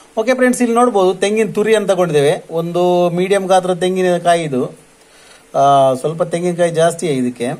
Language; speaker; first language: Kannada; non-native, local second language; Tulu